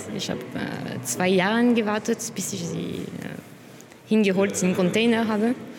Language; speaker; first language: German; non-native, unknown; French